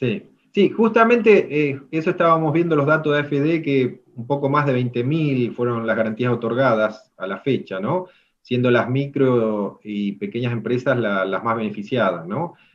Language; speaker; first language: Spanish; native; Spanish